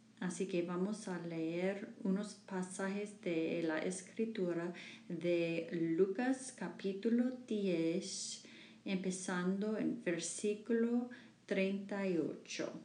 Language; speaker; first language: Spanish; non-native, learner; English